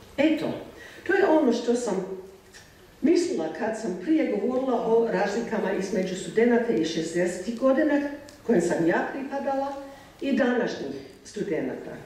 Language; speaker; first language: Croatian; non-native, fluent; English